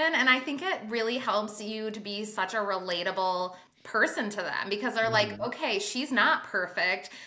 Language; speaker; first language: English; native; English